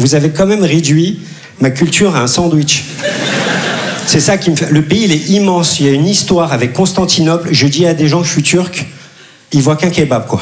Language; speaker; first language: French; early bilingual, other home language; Turkish